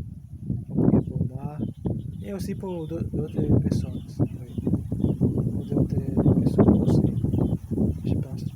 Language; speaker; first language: French; non-native, learner; Portuguese